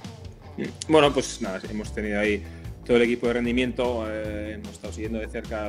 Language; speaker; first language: Spanish; native; Spanish